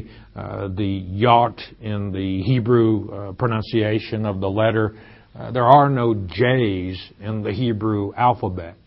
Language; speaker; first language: English; native; English